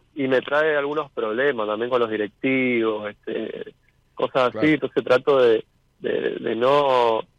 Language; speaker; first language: Spanish; native; Spanish